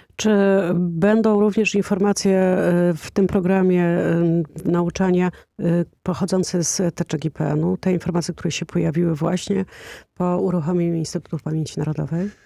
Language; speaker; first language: Polish; native; Polish